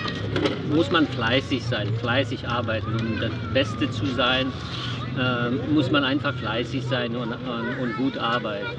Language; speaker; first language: German; non-native, fluent; Polish